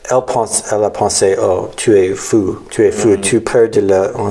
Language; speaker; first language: French; non-native, learner; English